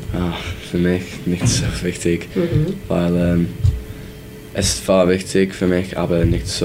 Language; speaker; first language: German; non-native, learner; English